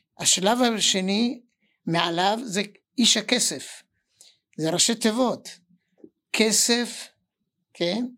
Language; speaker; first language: Hebrew; native; Hebrew